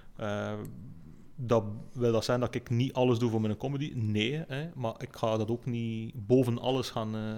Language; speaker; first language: Dutch; native; Dutch